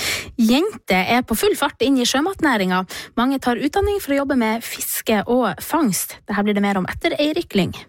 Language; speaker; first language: Norwegian; native; Norwegian